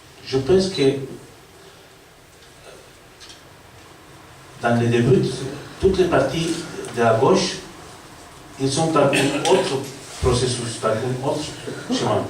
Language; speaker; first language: French; non-native, learner; Spanish